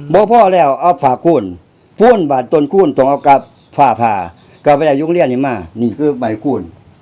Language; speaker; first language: Thai; native; Thai